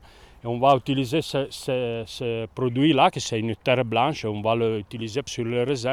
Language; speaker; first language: French; non-native, local second language; Italian